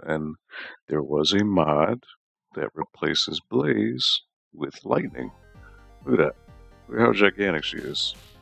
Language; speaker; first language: English; native; English